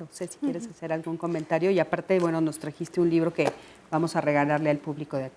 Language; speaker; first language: Spanish; native; Spanish